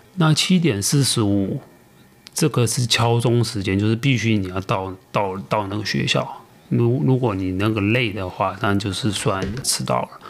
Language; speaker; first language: Chinese; native; Chinese